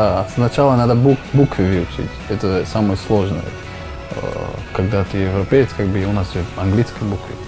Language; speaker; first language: Russian; non-native, learner; Slovak